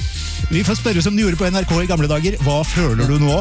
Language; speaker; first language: Norwegian; native; Norwegian